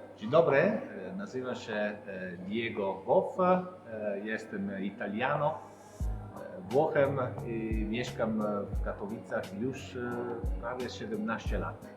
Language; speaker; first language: Polish; non-native, fluent; Italian